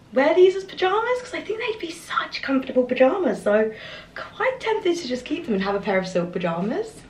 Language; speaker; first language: English; native; English